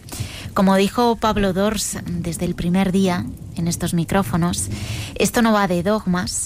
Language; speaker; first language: Spanish; native; Spanish